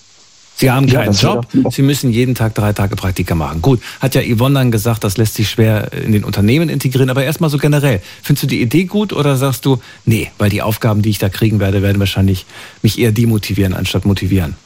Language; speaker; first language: German; native; German